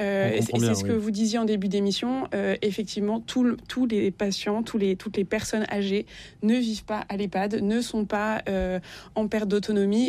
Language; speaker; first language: French; native; French